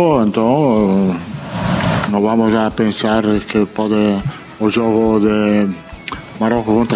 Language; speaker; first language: Portuguese; non-native, fluent; Italian